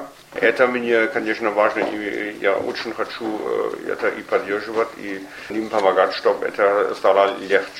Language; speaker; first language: Russian; non-native, fluent; German